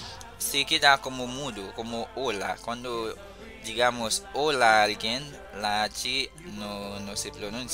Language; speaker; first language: Spanish; non-native, fluent; Haitian Creole